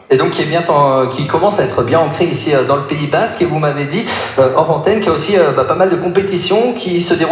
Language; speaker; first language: French; native; French